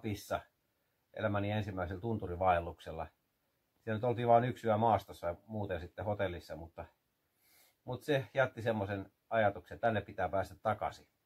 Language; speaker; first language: Finnish; native; Finnish